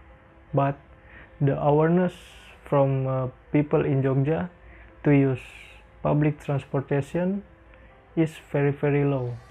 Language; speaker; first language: English; non-native, learner; Indonesian